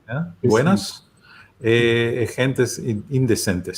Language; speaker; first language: Spanish; non-native, learner; German